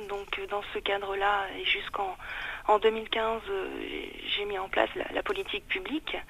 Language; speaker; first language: French; native; French